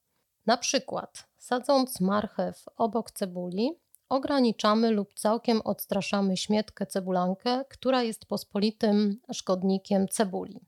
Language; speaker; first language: Polish; native; Polish